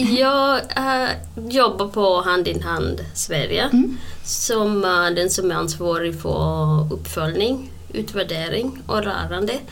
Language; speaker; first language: Swedish; non-native, fluent; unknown